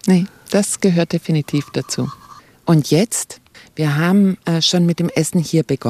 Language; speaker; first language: German; native; German